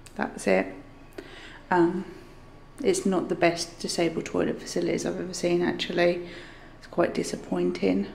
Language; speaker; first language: English; native; English